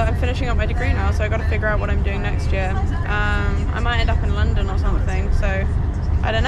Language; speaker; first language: English; native; English